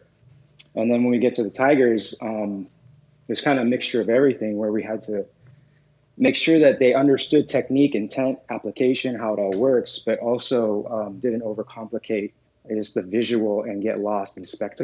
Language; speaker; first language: English; native; English